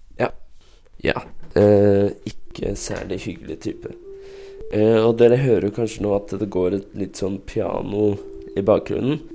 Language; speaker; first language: Norwegian; native; Norwegian